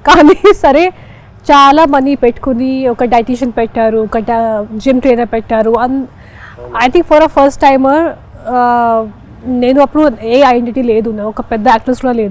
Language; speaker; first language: Telugu; non-native, fluent; Hindi